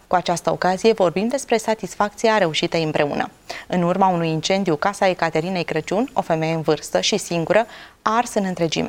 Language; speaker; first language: Romanian; native; Romanian